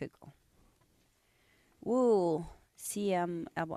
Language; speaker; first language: English; non-native, learner; Spanish